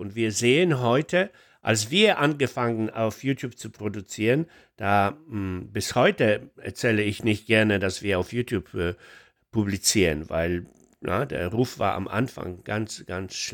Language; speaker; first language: German; non-native, fluent; Polish